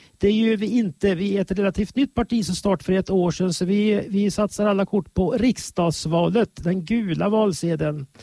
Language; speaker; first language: Swedish; native; Swedish